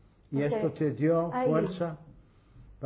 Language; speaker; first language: Spanish; early bilingual, heritage; Ladino